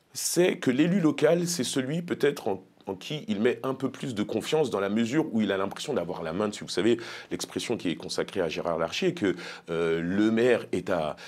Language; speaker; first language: French; native; French